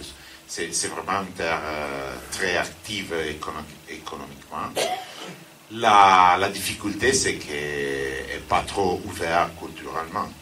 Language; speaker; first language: French; non-native, fluent; Italian